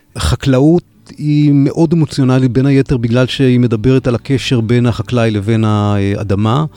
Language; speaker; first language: Hebrew; native; Hebrew